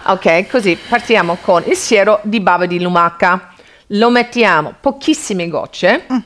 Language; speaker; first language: Italian; non-native, fluent; English